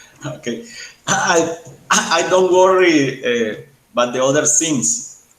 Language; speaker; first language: English; non-native, learner; Spanish